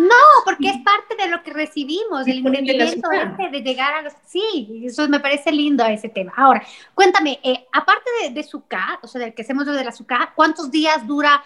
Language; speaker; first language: Spanish; native; Spanish